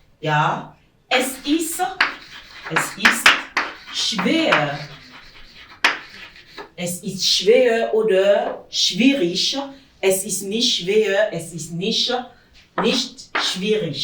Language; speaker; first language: German; non-native, learner; French